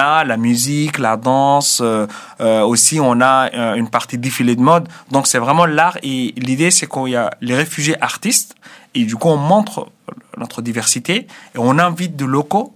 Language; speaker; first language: French; non-native, fluent; Arabic